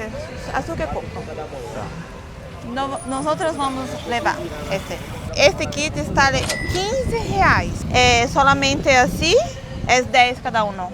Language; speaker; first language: Portuguese; non-native, fluent; Spanish